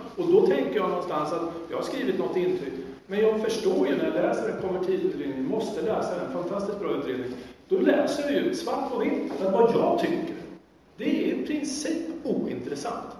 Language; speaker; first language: Swedish; native; Swedish